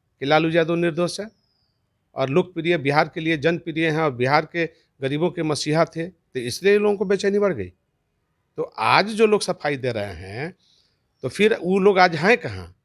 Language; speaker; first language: Hindi; native; Hindi